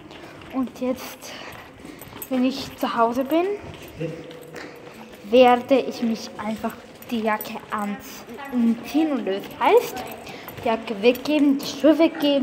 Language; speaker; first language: German; non-native, learner; Bulgarian